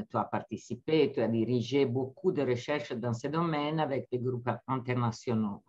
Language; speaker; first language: French; non-native, fluent; Italian